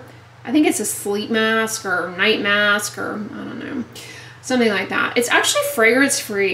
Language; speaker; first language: English; native; English